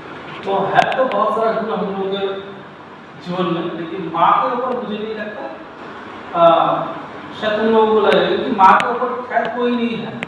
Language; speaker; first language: Hindi; non-native, local second language; Bangla